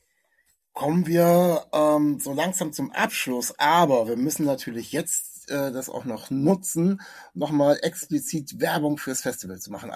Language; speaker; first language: German; native; German